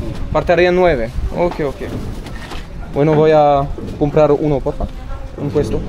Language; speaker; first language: Spanish; non-native, fluent; French